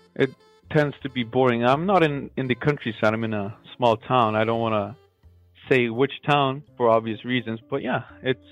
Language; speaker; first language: English; non-native, fluent; Macedonian